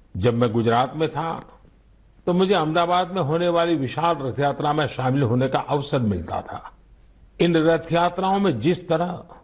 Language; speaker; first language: Hindi; non-native, local second language; Gujarati